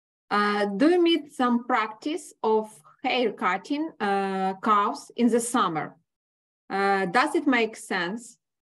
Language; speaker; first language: English; non-native, learner; Ukrainian